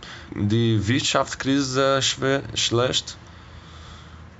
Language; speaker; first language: German; non-native, fluent; Portuguese